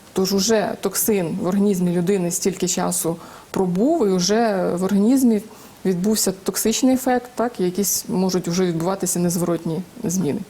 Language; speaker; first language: Ukrainian; native; Ukrainian